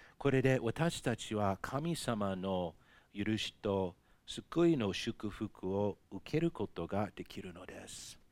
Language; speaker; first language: Japanese; non-native, fluent; English